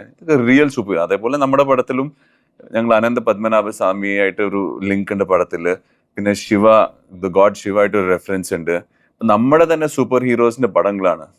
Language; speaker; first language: Malayalam; early bilingual, heritage; Malayalam